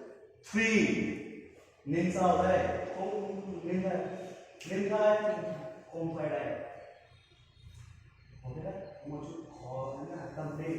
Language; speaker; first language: Vietnamese; non-native, learner; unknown